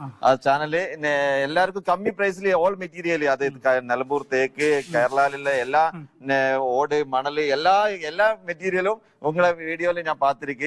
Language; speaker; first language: Tamil; non-native, learner; Malayalam